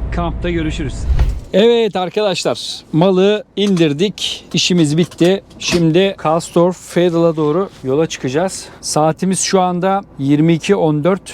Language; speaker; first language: Turkish; native; Turkish